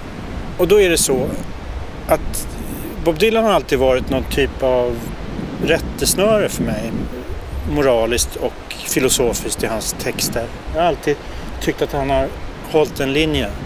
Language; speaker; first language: Swedish; native; Swedish